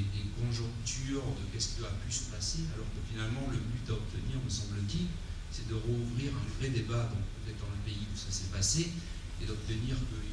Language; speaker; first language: French; native; French